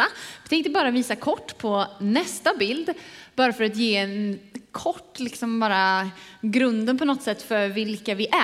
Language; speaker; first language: Swedish; native; Swedish